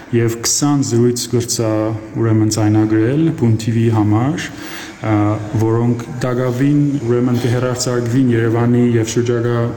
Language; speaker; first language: Armenian; early bilingual, heritage; Armenian